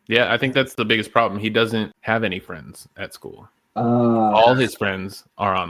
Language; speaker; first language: English; native; English